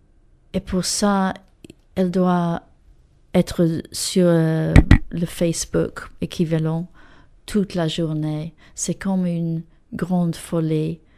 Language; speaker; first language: French; non-native, fluent; English